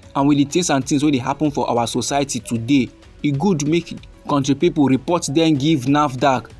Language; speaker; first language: Nigerian Pidgin; native; Nigerian Pidgin